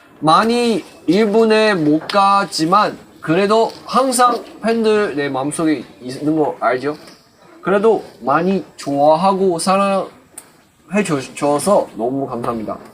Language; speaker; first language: Korean; non-native, fluent; Chinese